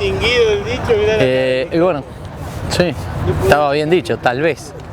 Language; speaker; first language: Spanish; native; Spanish